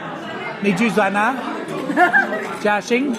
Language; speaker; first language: Chinese; non-native, learner; English